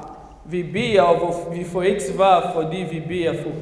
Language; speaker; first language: Danish; non-native, fluent; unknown